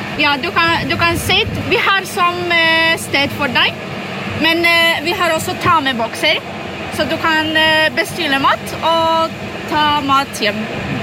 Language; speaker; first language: Norwegian; non-native, learner; Polish